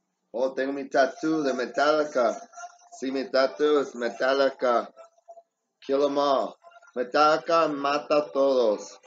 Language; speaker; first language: Spanish; early bilingual, heritage; English